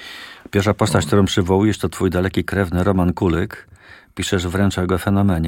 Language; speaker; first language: Polish; native; Polish